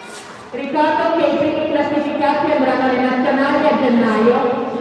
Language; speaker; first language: Italian; native; Italian